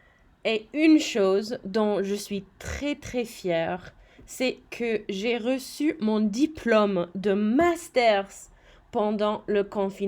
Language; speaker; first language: French; non-native, fluent; English